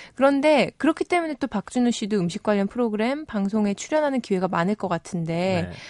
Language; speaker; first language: Korean; native; Korean